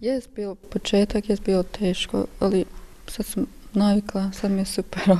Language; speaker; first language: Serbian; non-native, learner; Turkish